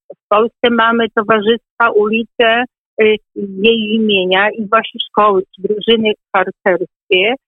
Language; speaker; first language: Polish; native; Polish